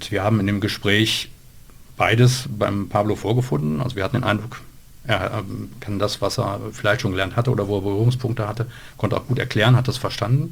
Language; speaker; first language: German; native; German